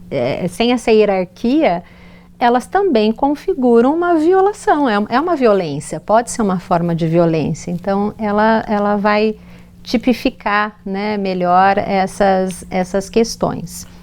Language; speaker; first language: Portuguese; native; Portuguese